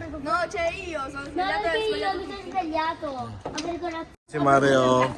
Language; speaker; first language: Italian; non-native, local second language; Filipino